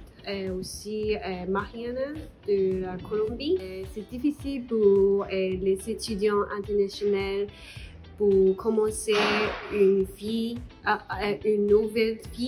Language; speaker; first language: French; non-native, learner; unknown